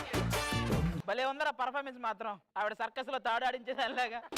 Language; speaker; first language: Telugu; native; Telugu